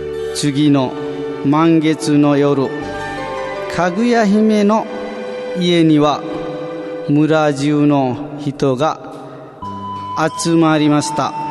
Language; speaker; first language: Japanese; non-native, fluent; Nepali